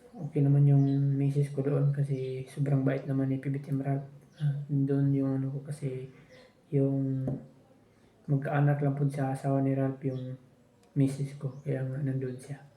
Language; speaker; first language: Filipino; non-native, local second language; Cebuano